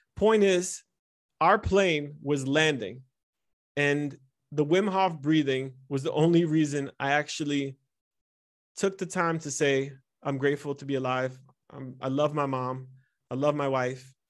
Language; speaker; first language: English; early bilingual, other home language; Italian